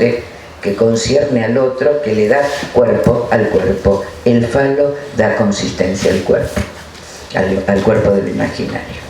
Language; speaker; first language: Spanish; native; Spanish